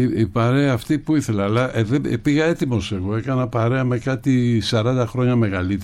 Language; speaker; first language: Greek; native; Greek